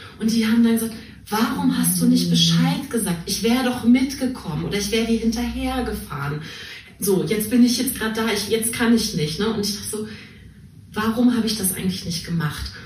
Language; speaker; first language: German; native; German